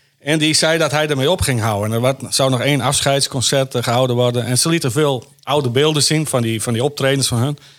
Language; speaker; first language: Dutch; native; Dutch